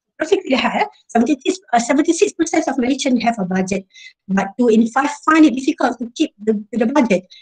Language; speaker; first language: English; non-native, local second language; Malay